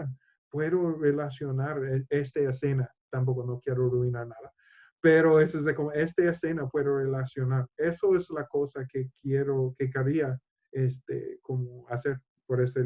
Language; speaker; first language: Spanish; non-native, learner; English